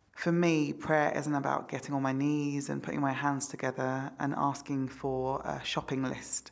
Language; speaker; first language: English; native; English